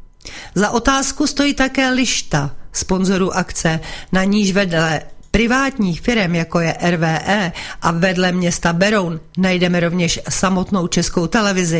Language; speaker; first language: Czech; native; Czech